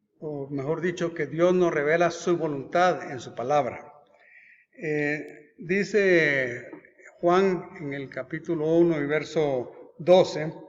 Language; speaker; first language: Spanish; native; Spanish